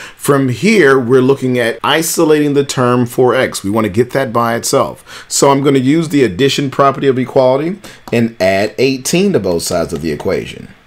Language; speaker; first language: English; native; English